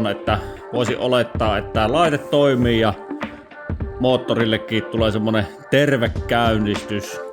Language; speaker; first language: Finnish; native; Finnish